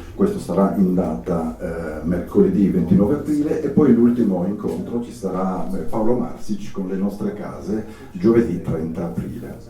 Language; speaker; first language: Italian; native; Italian